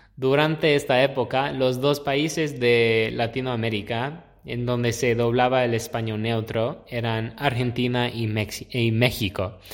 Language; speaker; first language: Spanish; non-native, fluent; English